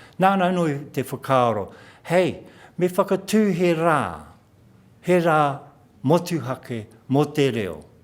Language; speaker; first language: Māori; non-native, local second language; English